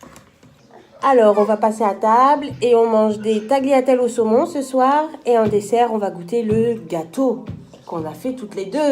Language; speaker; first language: French; native; French